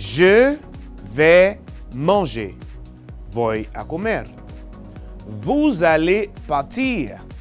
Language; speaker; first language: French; non-native, fluent; Spanish